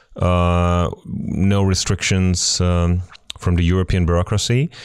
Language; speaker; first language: English; non-native, fluent; Czech